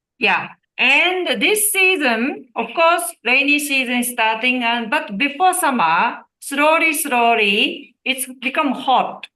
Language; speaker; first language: English; non-native, learner; Japanese